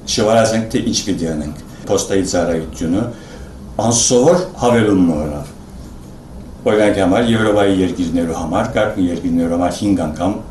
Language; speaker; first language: Armenian; native; Armenian